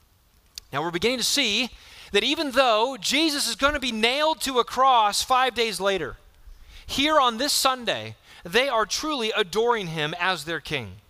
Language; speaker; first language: English; native; English